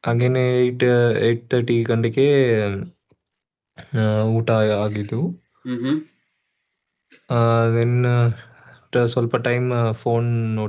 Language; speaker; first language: Kannada; non-native, learner; Tamil